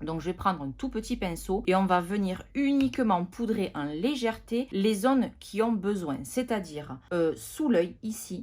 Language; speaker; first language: French; native; French